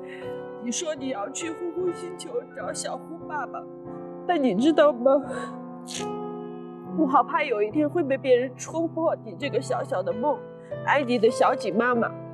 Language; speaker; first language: Chinese; native; Chinese